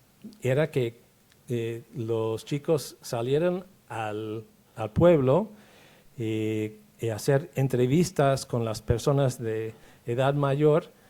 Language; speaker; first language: Spanish; non-native, fluent; English